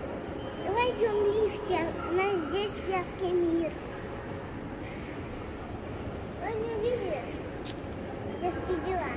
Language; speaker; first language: Russian; early bilingual, other home language; Tajik